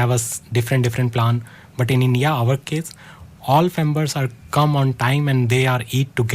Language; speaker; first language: English; non-native, learner; Hindi